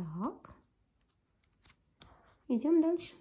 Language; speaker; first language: Russian; native; Russian